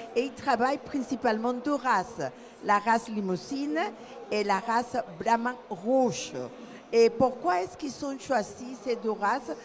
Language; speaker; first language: French; non-native, fluent; Spanish